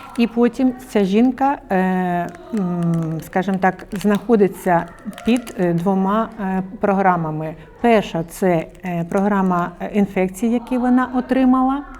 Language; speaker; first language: Ukrainian; native; Ukrainian